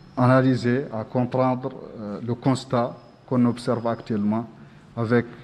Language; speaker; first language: French; non-native, local second language; Arabic